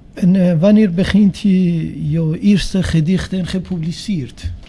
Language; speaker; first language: Dutch; non-native, learner; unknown